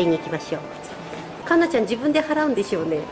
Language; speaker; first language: Japanese; native; Japanese